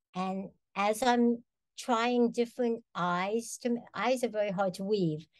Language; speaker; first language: English; native; English